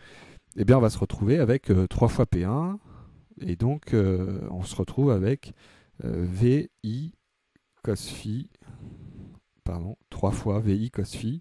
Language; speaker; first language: French; native; French